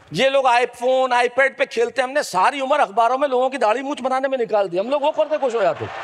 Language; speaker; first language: Hindi; native; Hindi